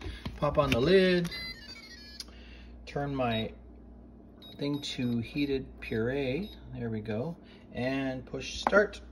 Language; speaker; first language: English; native; English